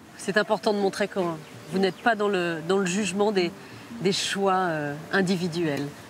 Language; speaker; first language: French; native; French